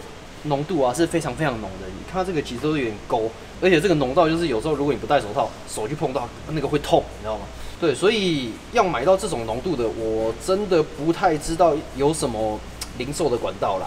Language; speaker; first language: Chinese; native; Chinese